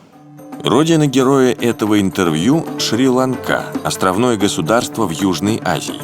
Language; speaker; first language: Russian; native; Russian